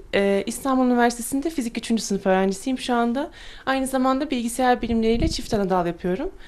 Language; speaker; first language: Turkish; native; Turkish